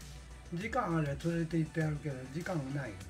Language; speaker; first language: Japanese; native; Japanese